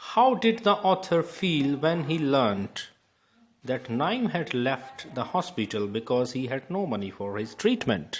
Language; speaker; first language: English; non-native, local second language; Punjabi